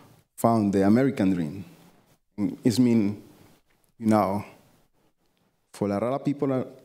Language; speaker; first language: English; non-native, learner; Spanish